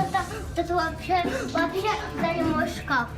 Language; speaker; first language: Russian; non-native, local second language; Kazakh